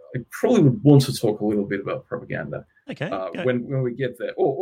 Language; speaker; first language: English; non-native, fluent; Russian